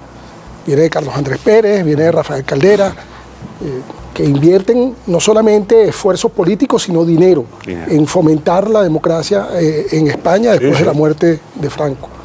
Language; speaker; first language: Spanish; native; Spanish